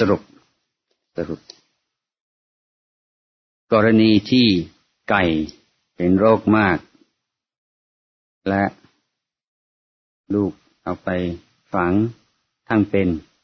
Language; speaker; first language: Thai; non-native, fluent; English